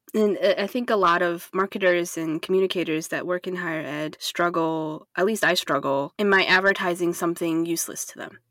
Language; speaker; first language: English; non-native, fluent; Chinese